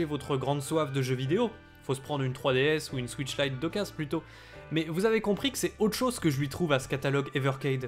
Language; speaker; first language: French; native; French